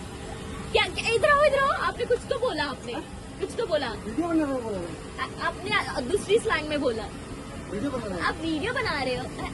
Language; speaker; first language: Hindi; non-native, local second language; Telugu